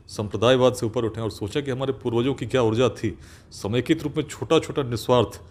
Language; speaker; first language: Hindi; native; Hindi